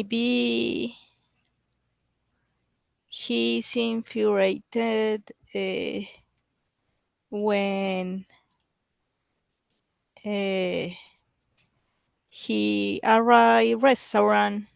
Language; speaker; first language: English; non-native, learner; Spanish